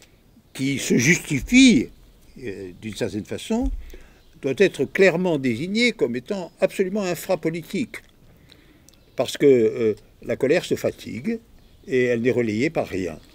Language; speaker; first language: French; native; French